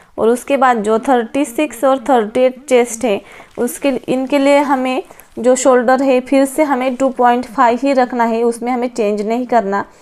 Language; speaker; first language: Hindi; non-native, local second language; Marathi